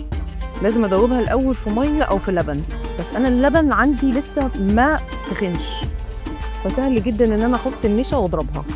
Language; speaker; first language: Arabic; native; Arabic